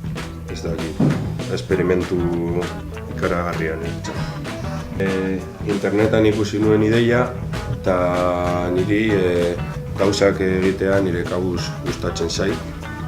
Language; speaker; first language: Basque; non-native, local second language; Spanish